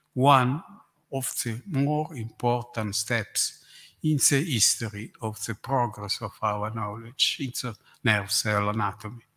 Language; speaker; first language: English; non-native, learner; Italian